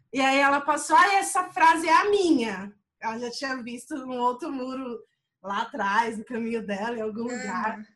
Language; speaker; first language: Portuguese; native; Portuguese